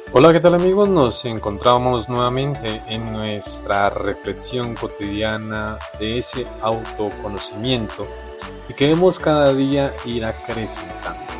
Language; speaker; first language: Spanish; native; Spanish